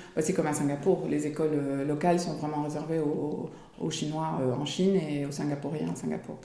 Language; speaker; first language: French; native; French